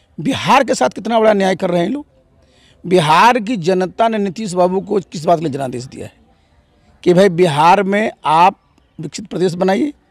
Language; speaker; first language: Hindi; native; Hindi